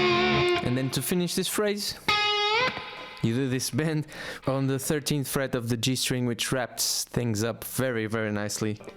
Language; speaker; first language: English; non-native, fluent; Portuguese